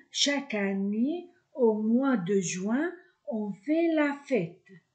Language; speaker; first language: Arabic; native; Arabic